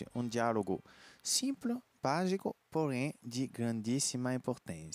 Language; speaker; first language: Portuguese; non-native, fluent; French